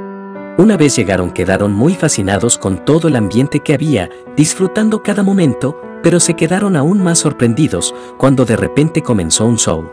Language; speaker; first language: Spanish; native; Spanish